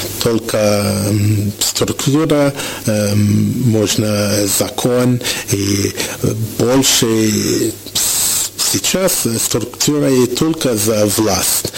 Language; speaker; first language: Russian; non-native, learner; French